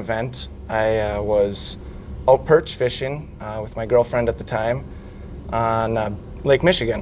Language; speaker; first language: English; native; English